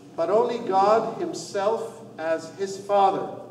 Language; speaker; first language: English; non-native, fluent; Arabic